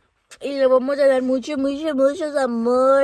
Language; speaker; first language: Spanish; early bilingual, heritage; Spanish